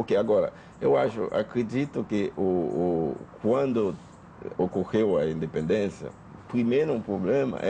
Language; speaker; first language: Portuguese; non-native, fluent; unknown